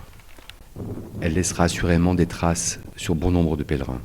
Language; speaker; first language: French; native; French